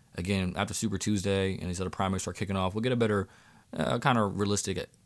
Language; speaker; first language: English; native; English